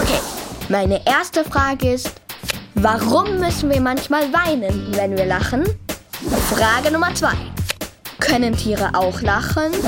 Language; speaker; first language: German; native; German